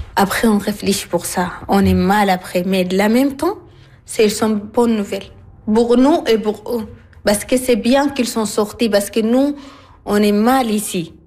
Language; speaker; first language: French; non-native, learner; Arabic